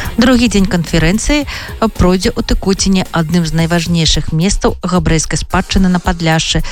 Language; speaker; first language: Belarusian; native; Belarusian